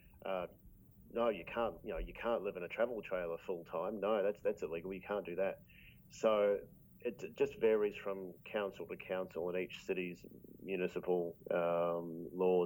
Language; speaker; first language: English; native; English